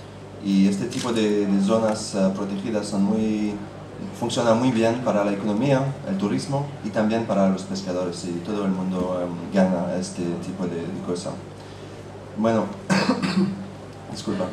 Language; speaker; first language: Spanish; non-native, fluent; French